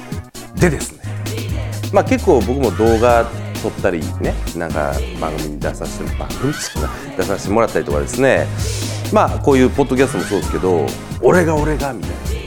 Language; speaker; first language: Japanese; native; Japanese